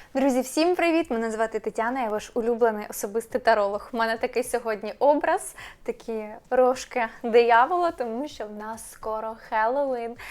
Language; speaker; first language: Ukrainian; non-native, local second language; Russian